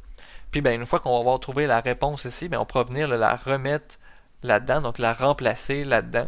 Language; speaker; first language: French; native; French